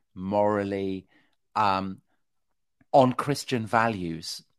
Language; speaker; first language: English; native; English